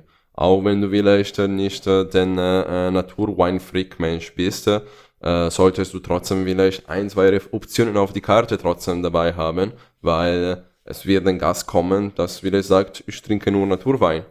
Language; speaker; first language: German; non-native, fluent; Italian